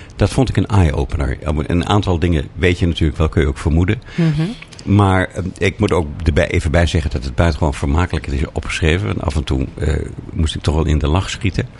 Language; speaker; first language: Dutch; native; Dutch